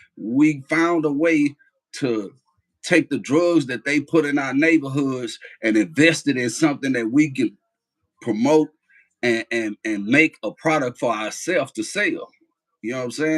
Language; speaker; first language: English; native; English